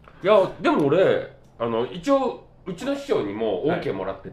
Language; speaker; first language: Japanese; native; Japanese